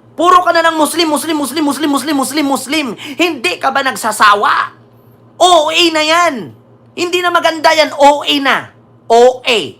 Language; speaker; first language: Filipino; native; Filipino